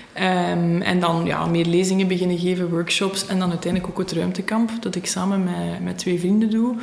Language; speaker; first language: Dutch; native; Dutch